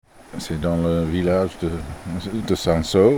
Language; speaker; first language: French; non-native, learner; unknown